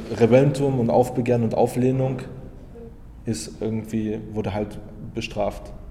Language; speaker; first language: German; native; German